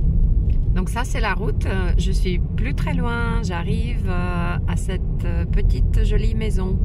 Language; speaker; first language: French; non-native, fluent; Russian